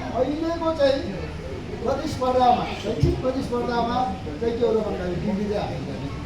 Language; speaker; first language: Nepali; non-native, local second language; Eastern Tamang